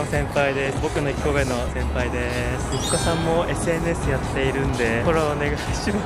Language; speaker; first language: Japanese; native; Japanese